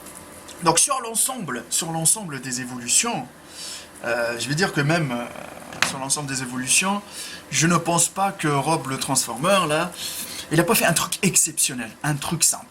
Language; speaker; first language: French; native; French